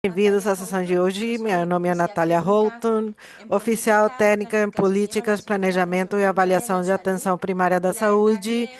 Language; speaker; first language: Portuguese; non-native, fluent; Spanish